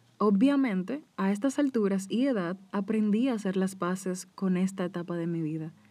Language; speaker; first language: Spanish; native; Spanish